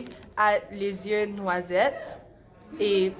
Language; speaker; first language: French; non-native, local second language; English